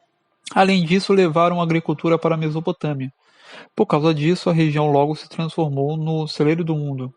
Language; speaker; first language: Portuguese; native; Portuguese